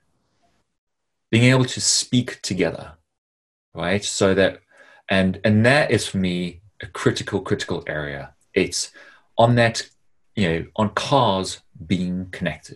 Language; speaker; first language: English; native; English